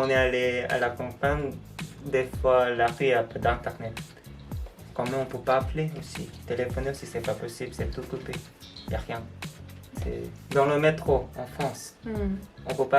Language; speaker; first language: French; non-native, learner; Korean